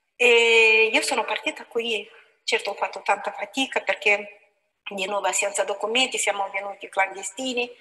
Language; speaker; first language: Italian; non-native, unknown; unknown